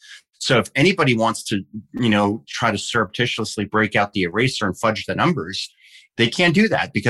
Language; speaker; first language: English; early bilingual, heritage; English